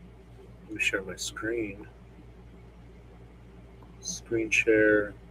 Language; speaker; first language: English; native; English